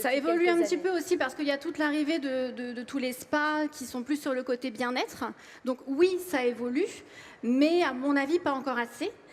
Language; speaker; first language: French; native; French